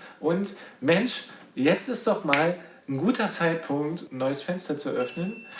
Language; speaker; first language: German; native; German